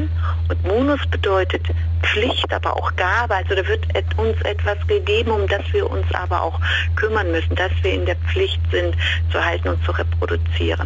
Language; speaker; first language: German; native; German